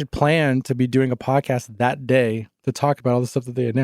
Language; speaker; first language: English; native; English